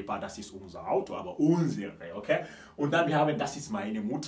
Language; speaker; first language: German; non-native, fluent; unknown